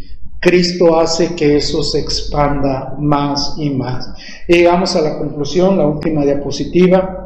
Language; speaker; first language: Spanish; native; Spanish